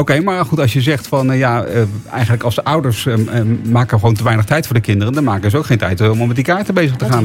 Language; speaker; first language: Dutch; native; Dutch